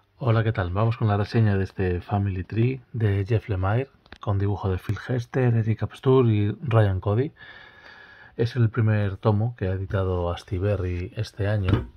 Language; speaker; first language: Spanish; native; Spanish